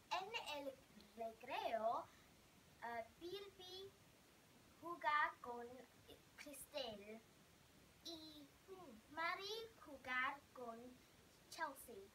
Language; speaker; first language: Spanish; non-native, learner; Vietnamese